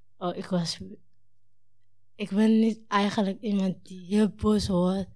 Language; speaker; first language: Dutch; non-native, learner; Somali